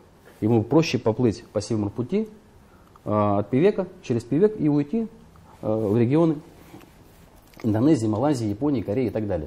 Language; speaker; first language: Russian; native; Russian